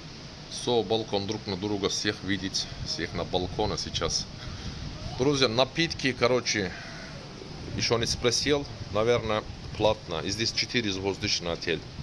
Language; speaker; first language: Russian; non-native, learner; Turkish